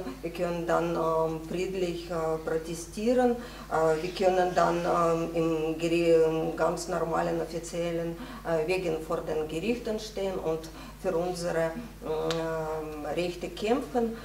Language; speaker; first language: German; non-native, fluent; Russian